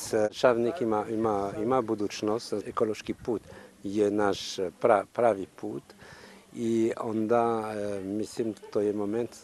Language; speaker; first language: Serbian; non-native, fluent; French